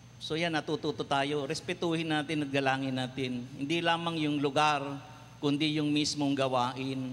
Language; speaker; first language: Filipino; non-native, local second language; Cebuano